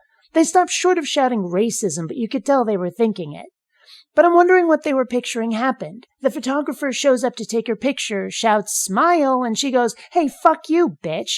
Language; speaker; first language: English; native; English